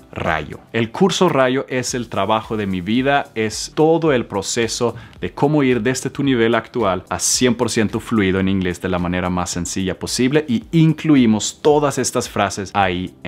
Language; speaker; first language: Spanish; non-native, fluent; Swedish